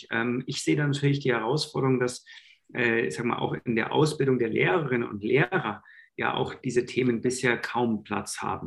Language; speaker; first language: German; native; German